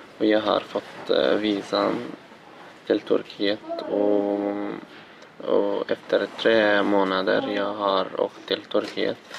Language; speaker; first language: Swedish; non-native, learner; Arabic